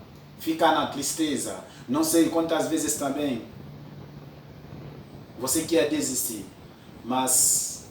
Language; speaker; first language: Portuguese; non-native, fluent; French